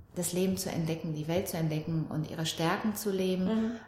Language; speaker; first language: German; early bilingual, other home language; Romanian